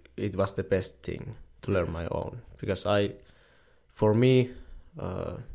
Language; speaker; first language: English; non-native, learner; Finnish